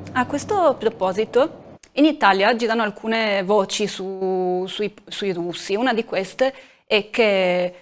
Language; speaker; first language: Italian; native; Italian